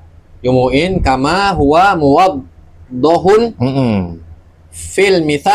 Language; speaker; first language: Arabic; non-native, learner; Indonesian